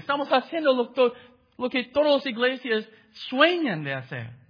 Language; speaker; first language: Spanish; non-native, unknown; English